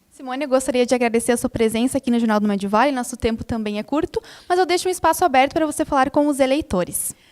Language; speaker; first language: Portuguese; native; Portuguese